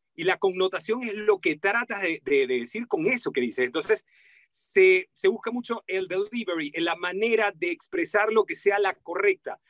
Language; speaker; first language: Spanish; native; Spanish